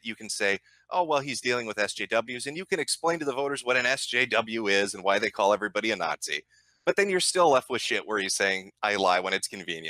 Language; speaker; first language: English; native; English